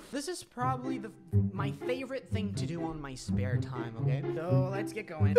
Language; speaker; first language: English; non-native, fluent; Portuguese